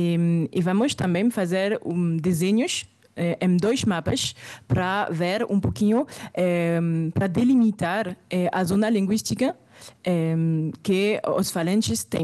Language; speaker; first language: Portuguese; non-native, fluent; French